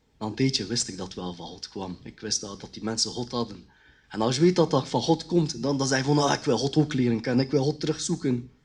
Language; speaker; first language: Dutch; early bilingual, other home language; Khmer